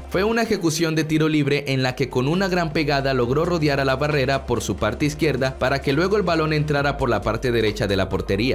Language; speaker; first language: Spanish; native; Spanish